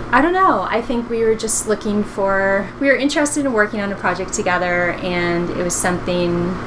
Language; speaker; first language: English; native; English